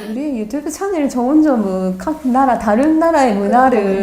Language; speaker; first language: Korean; non-native, fluent; Japanese